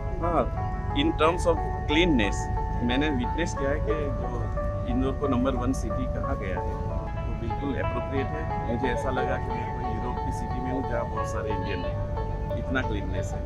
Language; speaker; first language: Hindi; native; Hindi